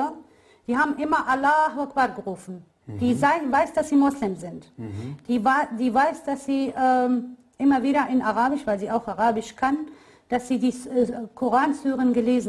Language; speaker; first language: German; non-native, fluent; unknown